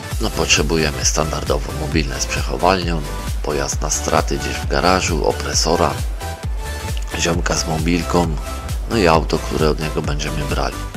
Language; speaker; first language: Polish; native; Polish